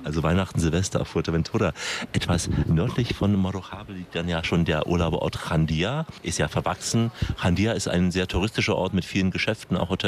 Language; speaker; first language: German; native; German